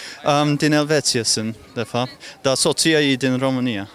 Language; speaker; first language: Romanian; non-native, fluent; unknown